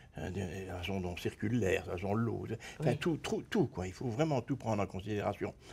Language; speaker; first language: French; native; French